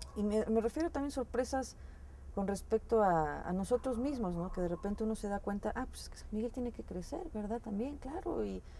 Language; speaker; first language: Spanish; native; Spanish